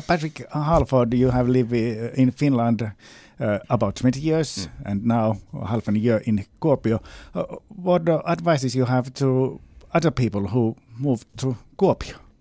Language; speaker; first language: English; non-native, learner; Finnish